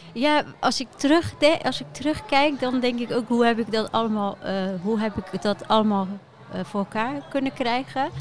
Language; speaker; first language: Dutch; non-native, fluent; Persian